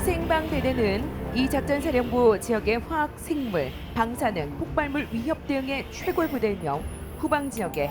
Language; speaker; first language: Korean; native; Korean